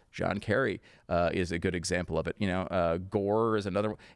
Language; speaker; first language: English; native; English